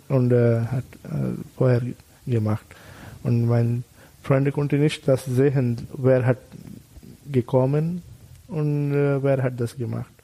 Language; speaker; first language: German; non-native, learner; Bangla